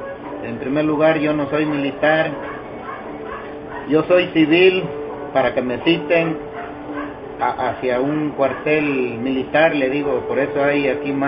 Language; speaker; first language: Spanish; native; Spanish